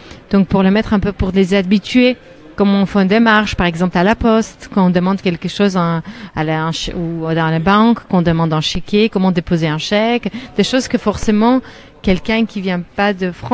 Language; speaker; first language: French; non-native, fluent; Armenian